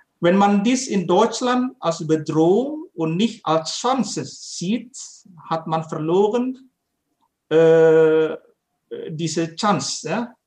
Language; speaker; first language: German; non-native, fluent; Indonesian